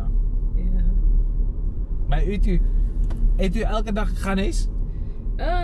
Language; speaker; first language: Dutch; native; Dutch